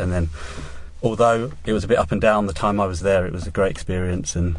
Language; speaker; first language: English; native; English